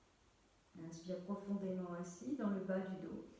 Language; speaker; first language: French; native; French